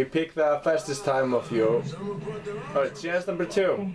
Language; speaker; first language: English; non-native, fluent; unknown